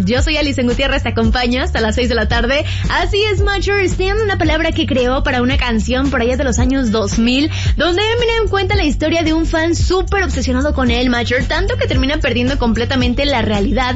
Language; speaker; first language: Spanish; native; Spanish